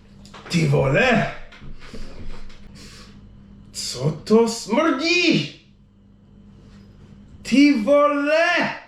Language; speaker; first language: Czech; non-native, learner; English